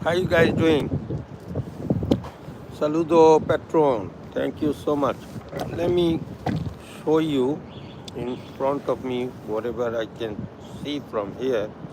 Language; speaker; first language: English; non-native, local second language; Bangla